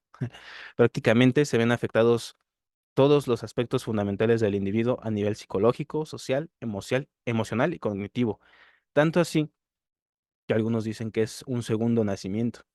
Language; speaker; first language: Spanish; native; Spanish